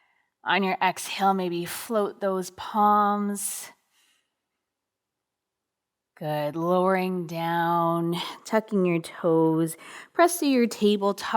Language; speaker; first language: English; native; English